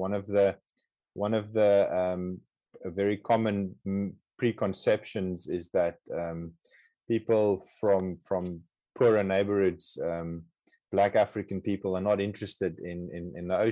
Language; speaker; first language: English; non-native, local second language; Afrikaans